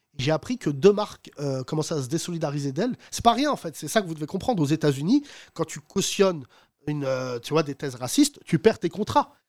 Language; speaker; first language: French; early bilingual, other home language; Arabic